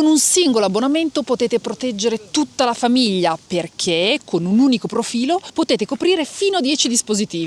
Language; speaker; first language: Italian; native; Italian